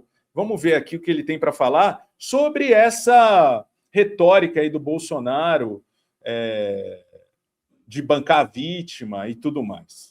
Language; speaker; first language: Portuguese; native; Portuguese